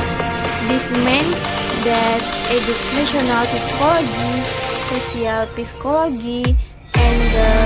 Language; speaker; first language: English; non-native, learner; Indonesian